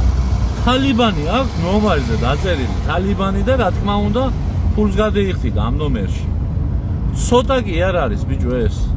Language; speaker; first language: Georgian; native; Georgian